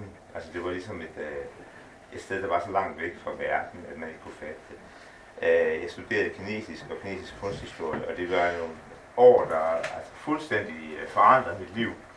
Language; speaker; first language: Danish; native; Danish